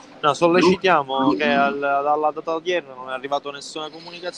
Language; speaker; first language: Italian; native; Italian